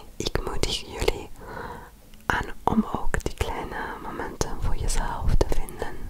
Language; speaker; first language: Dutch; non-native, learner; French